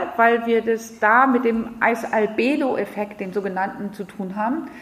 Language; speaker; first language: German; non-native, fluent; French